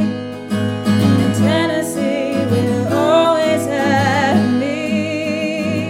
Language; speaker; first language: English; native; English